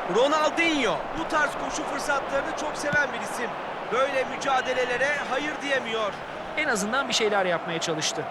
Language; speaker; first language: Turkish; native; Turkish